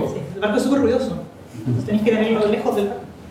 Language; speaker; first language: Spanish; native; Spanish